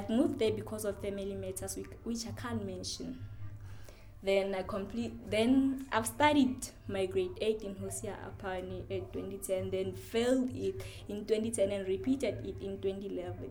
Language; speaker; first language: English; non-native, local second language; Northern Sotho